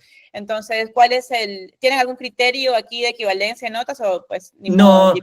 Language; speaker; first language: Spanish; native; Spanish